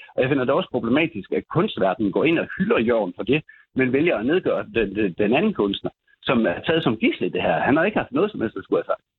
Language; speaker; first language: Danish; non-native, fluent; English